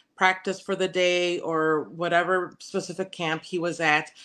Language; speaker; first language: English; early bilingual, other home language; Spanish